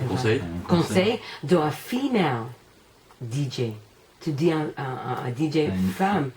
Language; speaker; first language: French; non-native, learner; English